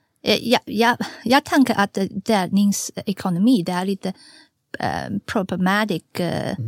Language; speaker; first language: Swedish; non-native, fluent; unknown